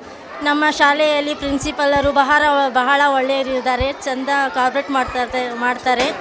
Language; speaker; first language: Kannada; non-native, local second language; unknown